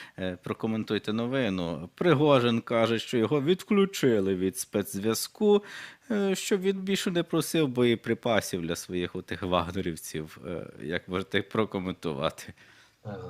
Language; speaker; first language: Ukrainian; native; Ukrainian